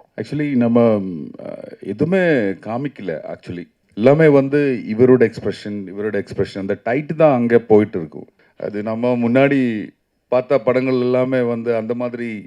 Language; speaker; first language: Tamil; non-native, learner; Malayalam